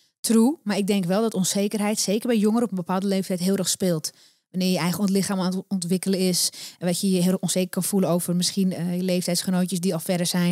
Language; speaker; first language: Dutch; native; Dutch